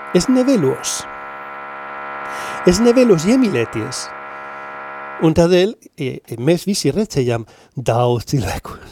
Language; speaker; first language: Latvian; non-native, learner; Spanish